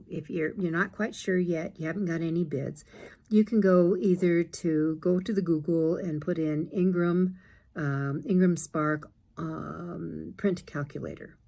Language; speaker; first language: English; native; English